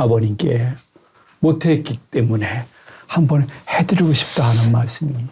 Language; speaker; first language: Korean; native; Korean